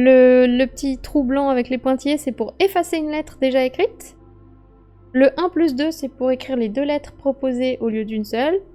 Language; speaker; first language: French; native; French